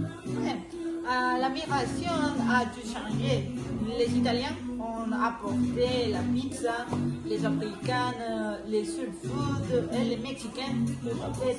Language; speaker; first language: French; non-native, learner; Spanish